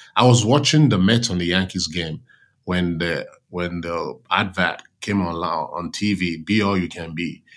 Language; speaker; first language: English; non-native, local second language; Yoruba